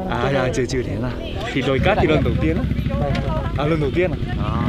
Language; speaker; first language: Vietnamese; non-native, fluent; Korean